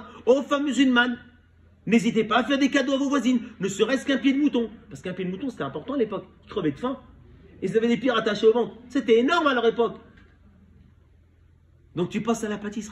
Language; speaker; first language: French; native; French